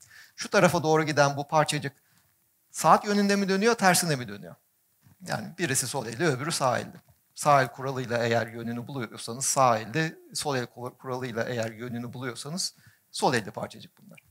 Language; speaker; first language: Turkish; native; Turkish